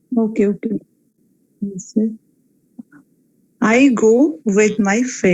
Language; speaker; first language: English; non-native, learner; Hindi